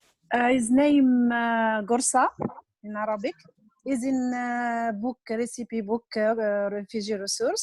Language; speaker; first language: English; non-native, learner; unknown